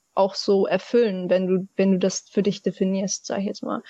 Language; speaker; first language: German; native; German